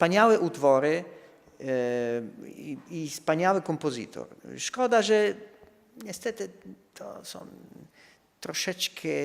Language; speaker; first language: Polish; non-native, fluent; Italian